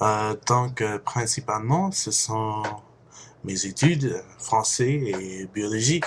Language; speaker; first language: French; non-native, fluent; English